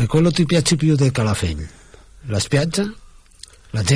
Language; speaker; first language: Italian; non-native, fluent; Catalan